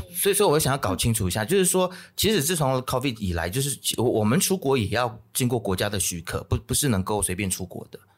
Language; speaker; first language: Chinese; native; Chinese